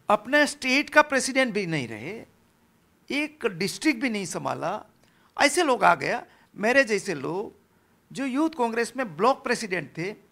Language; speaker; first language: Hindi; non-native, local second language; Gujarati